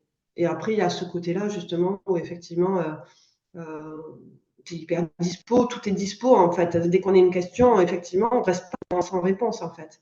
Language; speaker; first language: French; native; French